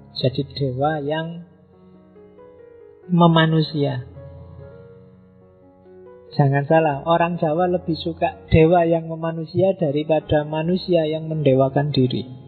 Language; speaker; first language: Indonesian; non-native, local second language; Javanese